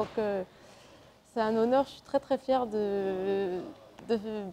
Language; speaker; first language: French; early bilingual, other home language; Arabic